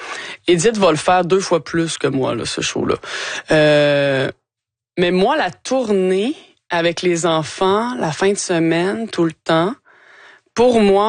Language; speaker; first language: French; native; French